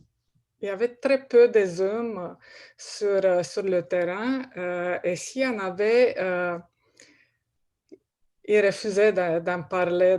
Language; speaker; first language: French; non-native, fluent; Romanian